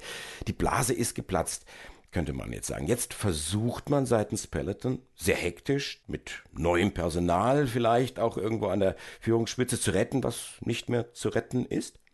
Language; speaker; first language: German; native; German